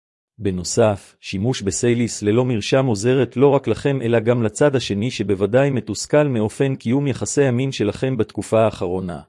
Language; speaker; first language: Hebrew; native; Hebrew